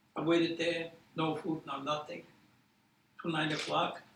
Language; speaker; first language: English; non-native, fluent; Polish